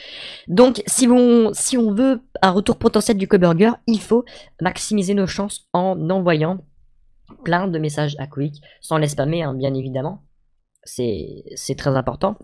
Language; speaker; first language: French; native; French